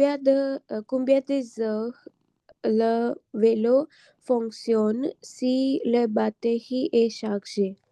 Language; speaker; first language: French; non-native, learner; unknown